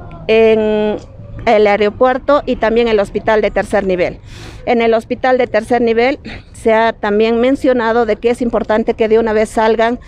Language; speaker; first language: Spanish; native; Spanish